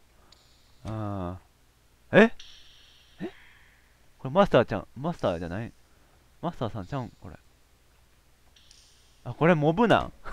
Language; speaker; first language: Japanese; native; Japanese